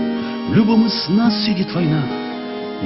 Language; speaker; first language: Russian; native; Russian